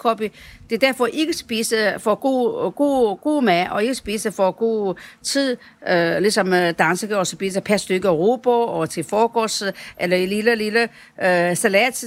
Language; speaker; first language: Danish; non-native, learner; Chinese